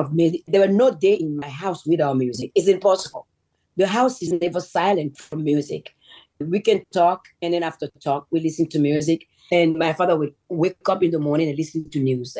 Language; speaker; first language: English; non-native, fluent; Yoruba